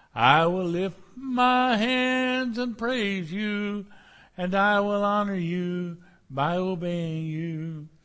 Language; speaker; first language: English; native; English